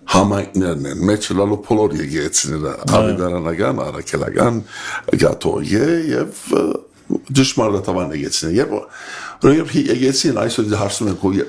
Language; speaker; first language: Armenian; early bilingual, heritage; Armenian